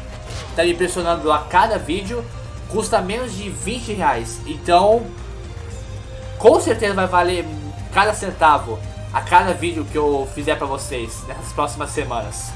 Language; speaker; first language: Portuguese; native; Portuguese